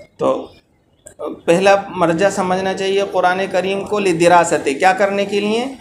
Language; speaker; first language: Urdu; native; Urdu